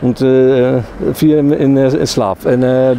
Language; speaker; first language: German; non-native, learner; Dutch